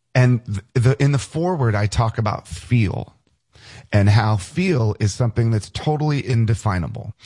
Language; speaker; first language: English; native; English